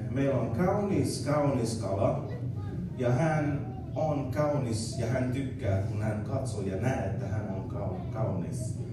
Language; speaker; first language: Finnish; non-native, learner; English